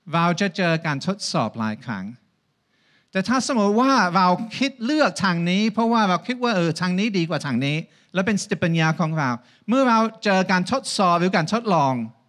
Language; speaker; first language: Thai; non-native, fluent; English